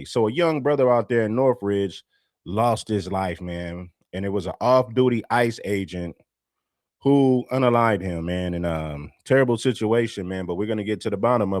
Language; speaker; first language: English; native; English